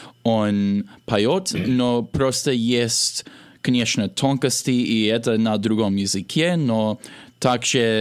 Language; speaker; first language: Russian; non-native, learner; English